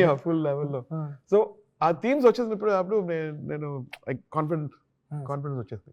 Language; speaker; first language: Telugu; non-native, learner; Tamil